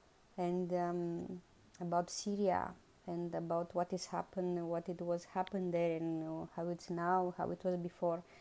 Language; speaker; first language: English; non-native, learner; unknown